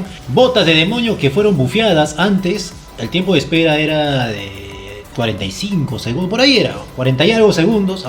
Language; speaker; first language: Spanish; native; Spanish